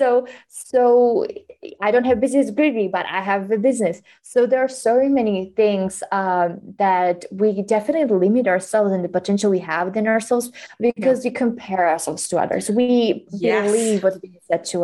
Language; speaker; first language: English; non-native, fluent; Slovak